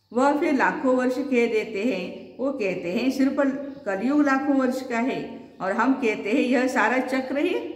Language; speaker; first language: Hindi; non-native, local second language; Marathi